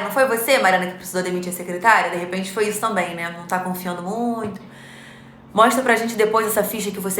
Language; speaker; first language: Portuguese; native; Portuguese